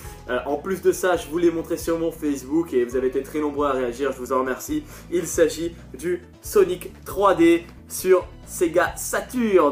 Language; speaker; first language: French; native; French